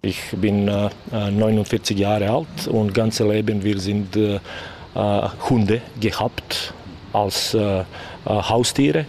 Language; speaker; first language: German; non-native, learner; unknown